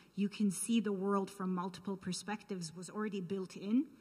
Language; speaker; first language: English; early bilingual, other home language; Armenian